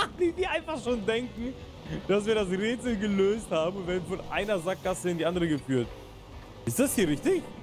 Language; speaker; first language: German; native; German